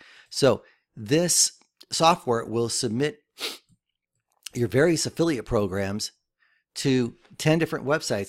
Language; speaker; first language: English; native; English